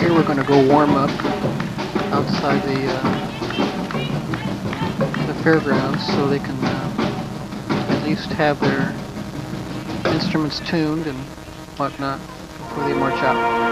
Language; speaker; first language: English; native; English